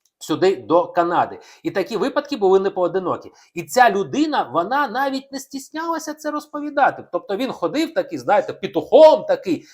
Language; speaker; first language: Ukrainian; non-native, local second language; Russian